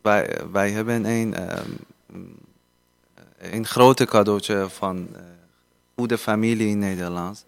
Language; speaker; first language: Dutch; non-native, learner; Persian